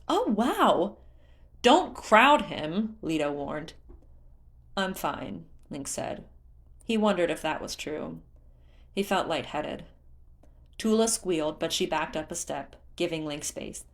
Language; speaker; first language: English; native; English